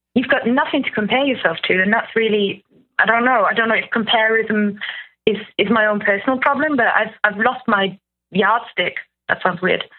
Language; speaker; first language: English; non-native, fluent; German